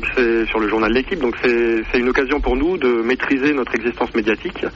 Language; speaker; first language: French; native; French